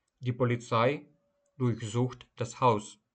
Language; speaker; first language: German; non-native, fluent; Ukrainian